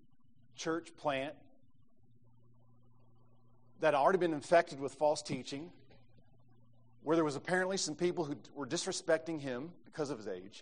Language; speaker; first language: English; native; English